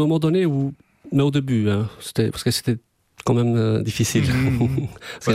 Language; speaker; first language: French; non-native, fluent; Albanian